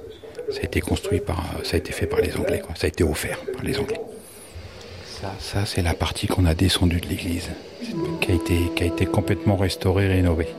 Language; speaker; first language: French; native; French